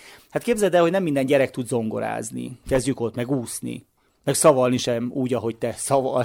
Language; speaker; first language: Hungarian; native; Hungarian